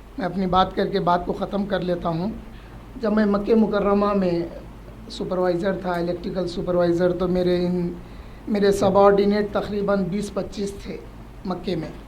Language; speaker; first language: Urdu; native; Urdu